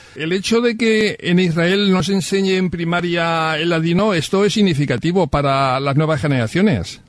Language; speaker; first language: Spanish; native; Spanish